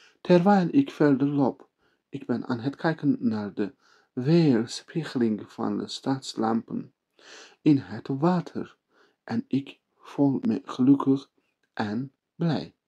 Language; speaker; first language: Dutch; non-native, fluent; Turkish